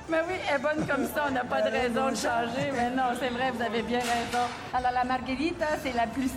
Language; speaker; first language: French; native; French